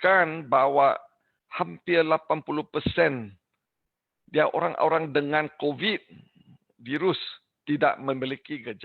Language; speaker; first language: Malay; non-native, learner; English